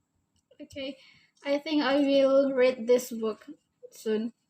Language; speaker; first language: English; non-native, learner; Indonesian